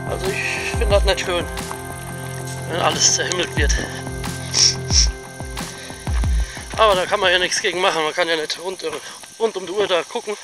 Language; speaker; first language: German; native; German